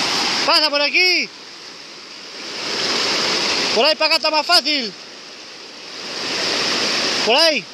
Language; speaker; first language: Spanish; native; Spanish